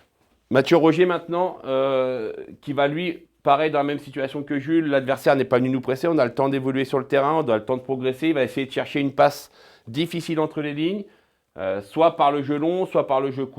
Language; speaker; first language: French; native; French